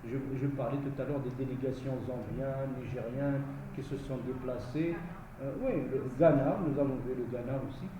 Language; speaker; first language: French; non-native, local second language; Arabic